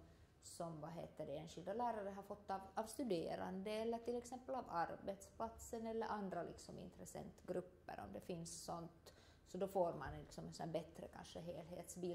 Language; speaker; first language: Swedish; native; Swedish